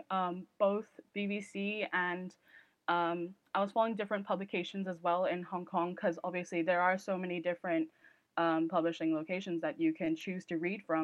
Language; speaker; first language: English; non-native, local second language; Cantonese